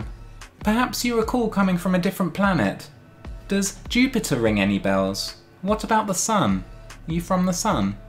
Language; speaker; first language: English; native; English